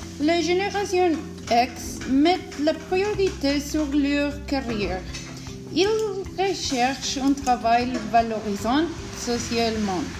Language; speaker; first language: French; non-native, learner; Spanish